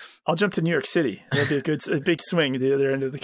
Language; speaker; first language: English; native; English